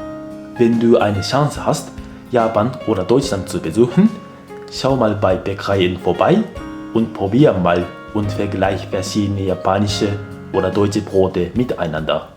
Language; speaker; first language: German; non-native, fluent; Japanese